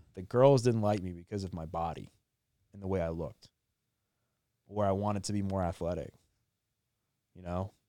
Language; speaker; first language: English; native; English